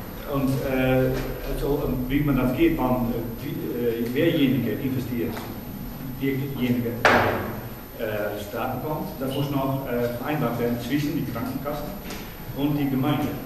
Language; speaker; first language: German; non-native, learner; Dutch